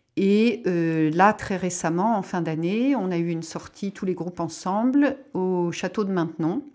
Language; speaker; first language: French; native; French